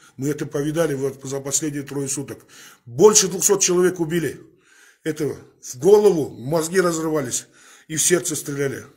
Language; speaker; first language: Russian; non-native, local second language; Kazakh